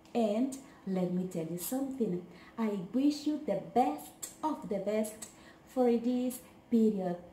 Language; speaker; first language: English; non-native, fluent; Spanish